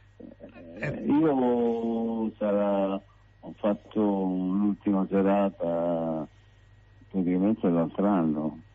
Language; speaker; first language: Italian; native; Italian